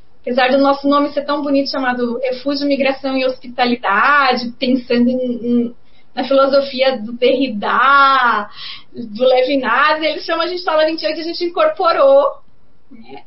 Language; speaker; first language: Portuguese; native; Portuguese